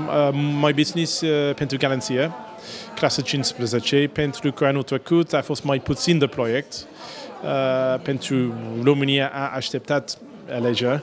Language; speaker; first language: Romanian; non-native, learner; English